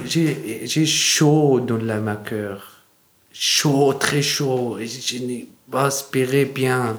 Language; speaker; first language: French; non-native, learner; Arabic